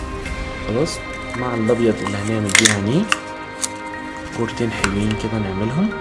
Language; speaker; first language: Arabic; native; Arabic